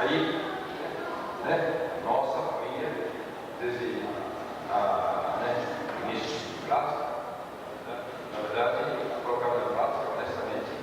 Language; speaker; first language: Portuguese; non-native, learner; Japanese